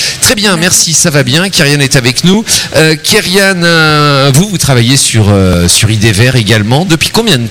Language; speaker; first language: French; native; French